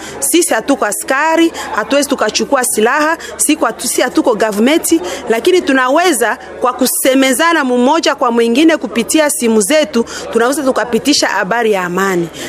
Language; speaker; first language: Swahili; non-native, local second language; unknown